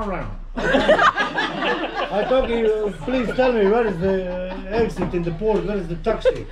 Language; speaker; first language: English; non-native, learner; Croatian